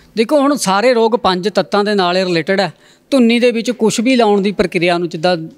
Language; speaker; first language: Punjabi; native; Punjabi